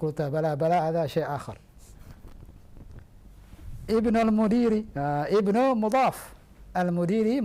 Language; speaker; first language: Arabic; non-native, fluent; Indonesian